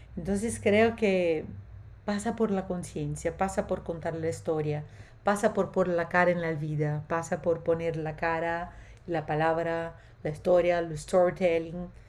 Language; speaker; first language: Spanish; non-native, fluent; Portuguese